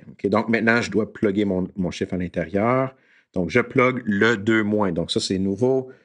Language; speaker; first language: French; native; French